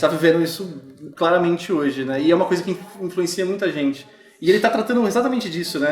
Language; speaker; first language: Portuguese; native; Portuguese